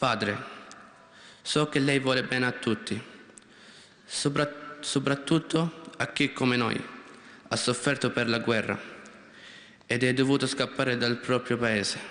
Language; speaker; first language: Italian; non-native, learner; Arabic